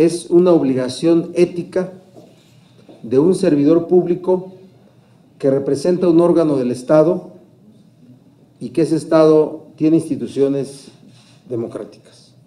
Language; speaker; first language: Spanish; native; Spanish